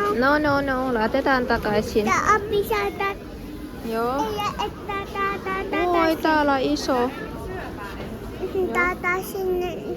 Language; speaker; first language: Finnish; non-native, learner; Thai